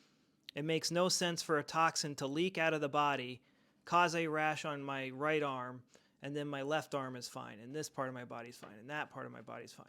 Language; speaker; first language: English; native; English